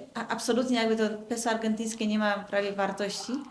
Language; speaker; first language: Polish; native; Polish